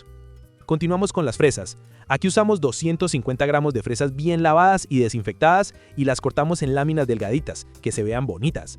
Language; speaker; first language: Spanish; native; Spanish